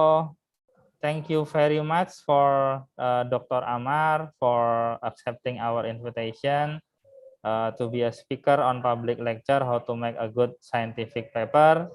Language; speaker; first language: English; non-native, fluent; Indonesian